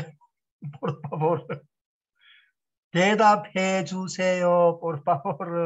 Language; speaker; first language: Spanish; non-native, learner; Korean